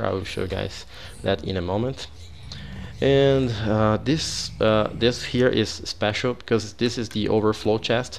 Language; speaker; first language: English; non-native, fluent; Portuguese